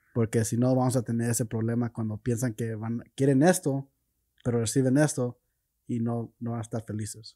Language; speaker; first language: Spanish; early bilingual, heritage; Spanish